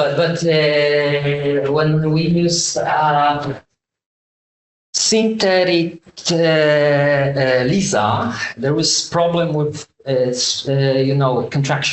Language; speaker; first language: English; non-native, learner; Polish